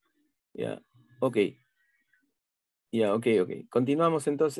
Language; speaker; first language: Spanish; native; Spanish